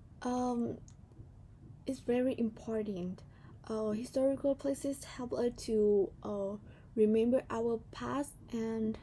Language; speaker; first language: English; non-native, learner; Vietnamese